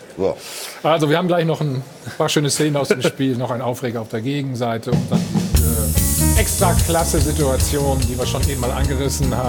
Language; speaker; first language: German; native; German